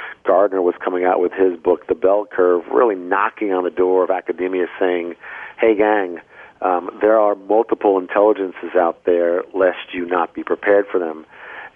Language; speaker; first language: English; native; English